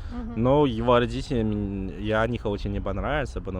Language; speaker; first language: Russian; non-native, learner; Chinese